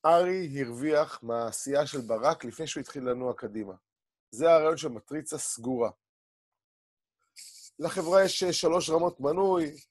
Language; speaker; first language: Hebrew; native; Hebrew